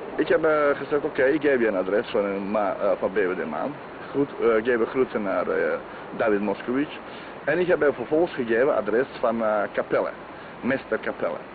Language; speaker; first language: Dutch; non-native, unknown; Croatian